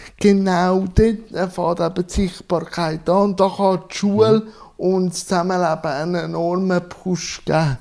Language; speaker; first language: German; native; German